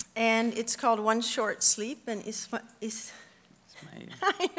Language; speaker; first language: English; native; English